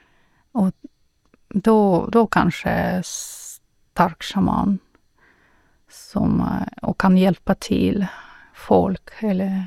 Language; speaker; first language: Swedish; non-native, learner; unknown